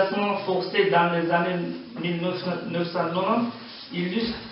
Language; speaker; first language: French; non-native, learner; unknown